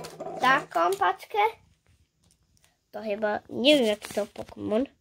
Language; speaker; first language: Polish; early bilingual, heritage; English